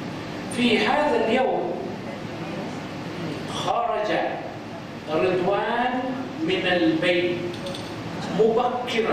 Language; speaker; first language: Arabic; non-native, fluent; Malay